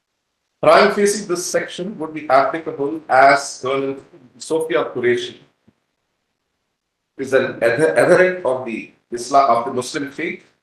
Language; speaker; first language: English; non-native, local second language; Hindi